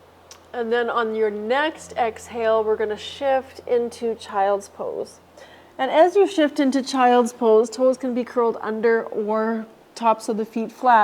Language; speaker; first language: English; native; English